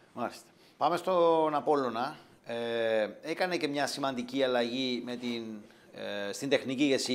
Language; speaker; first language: Greek; native; Greek